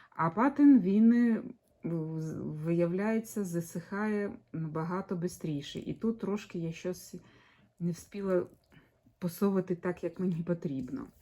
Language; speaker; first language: Ukrainian; non-native, local second language; Russian